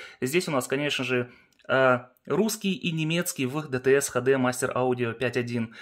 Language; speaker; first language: Russian; early bilingual, heritage; Russian